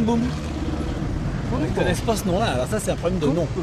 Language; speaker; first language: French; native; French